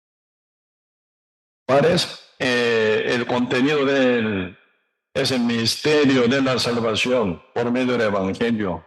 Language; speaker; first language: Spanish; non-native, learner; Korean